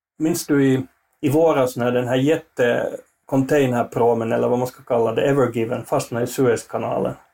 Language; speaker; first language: Swedish; native; Swedish